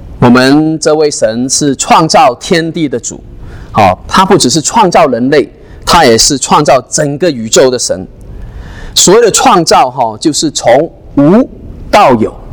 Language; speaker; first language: Chinese; non-native, local second language; Cantonese